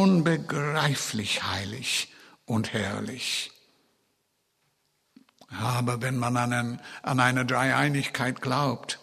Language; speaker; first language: German; non-native, fluent; English